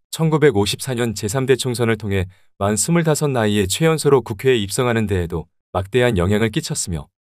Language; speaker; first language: Korean; native; Korean